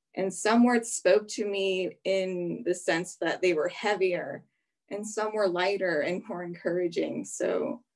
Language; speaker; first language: English; native; English